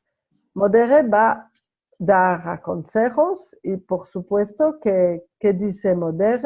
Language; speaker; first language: Spanish; non-native, learner; French